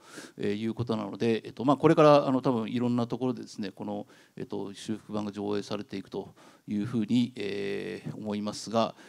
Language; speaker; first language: Japanese; native; Japanese